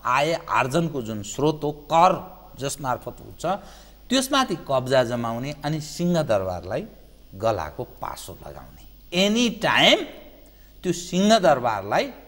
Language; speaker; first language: Nepali; native; Nepali